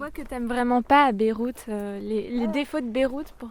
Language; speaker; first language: French; native; French